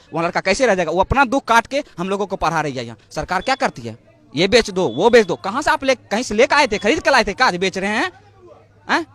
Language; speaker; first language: Hindi; native; Hindi